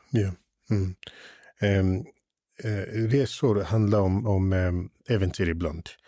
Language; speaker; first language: Swedish; non-native, fluent; English